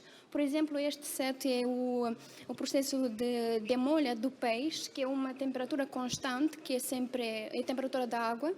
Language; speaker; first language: Portuguese; non-native, fluent; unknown